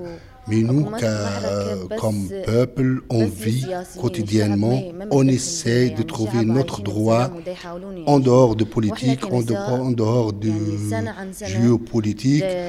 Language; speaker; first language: French; non-native, learner; Arabic